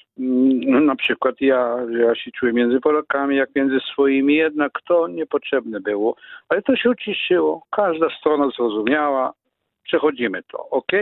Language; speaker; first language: Polish; non-native, fluent; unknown